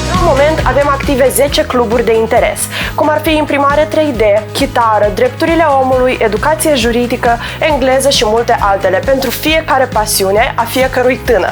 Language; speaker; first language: Romanian; native; Romanian